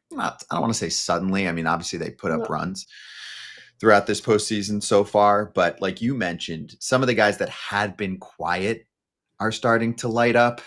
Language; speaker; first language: English; native; English